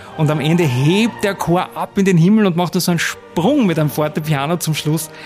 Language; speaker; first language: German; native; German